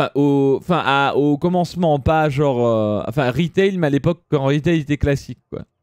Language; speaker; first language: French; early bilingual, other home language; Italian